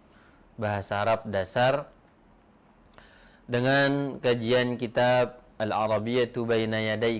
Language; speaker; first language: Arabic; non-native, fluent; Indonesian